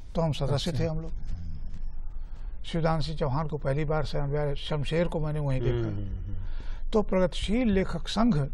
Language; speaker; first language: Hindi; native; Hindi